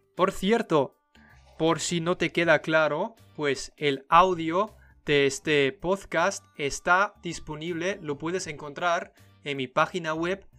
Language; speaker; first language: Spanish; non-native, fluent; German